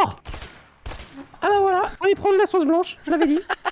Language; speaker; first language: French; native; French